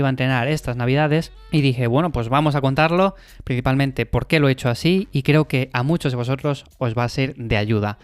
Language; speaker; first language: Spanish; native; Spanish